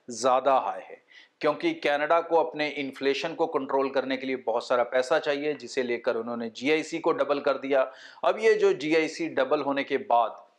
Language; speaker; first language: Hindi; non-native, local second language; Punjabi